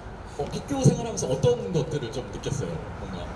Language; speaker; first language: Korean; native; Korean